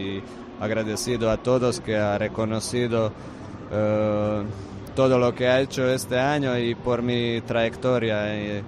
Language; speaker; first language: Spanish; non-native, fluent; Croatian